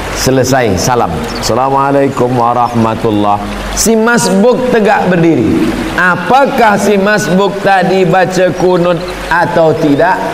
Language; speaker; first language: Malay; native; Malay